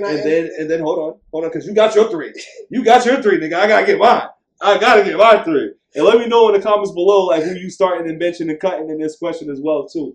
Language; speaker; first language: English; native; English